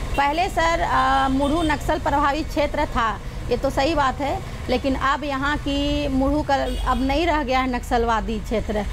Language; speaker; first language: Hindi; native; Hindi